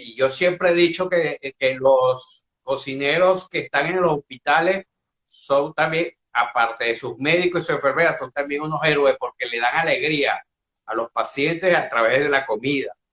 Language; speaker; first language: Spanish; native; Spanish